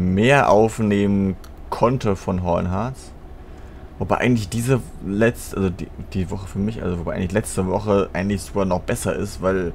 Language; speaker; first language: German; native; German